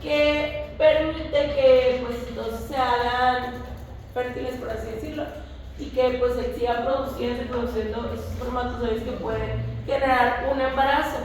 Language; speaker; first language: Spanish; native; Spanish